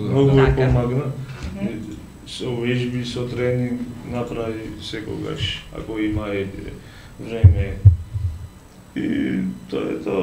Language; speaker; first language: Macedonian; non-native, learner; Georgian